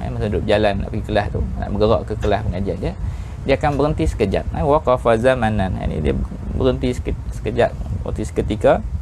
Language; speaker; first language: Malay; native; Malay